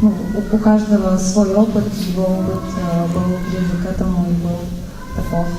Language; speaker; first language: Russian; native; Russian